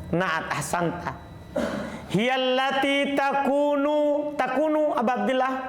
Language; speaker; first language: Arabic; non-native, fluent; Indonesian